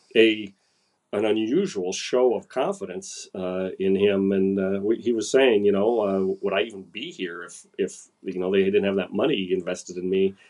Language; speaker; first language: English; native; English